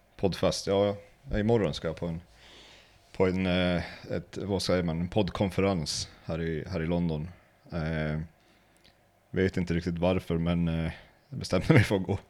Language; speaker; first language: Swedish; native; Swedish